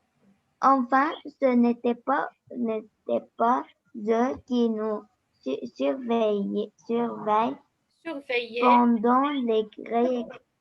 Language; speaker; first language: French; non-native, learner; Arabic